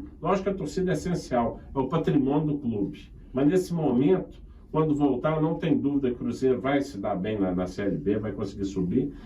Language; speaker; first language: Portuguese; native; Portuguese